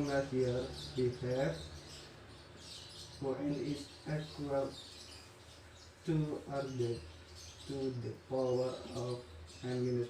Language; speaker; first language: English; non-native, learner; Indonesian